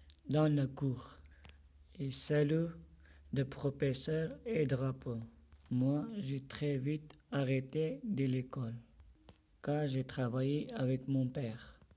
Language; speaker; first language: French; non-native, learner; Pashto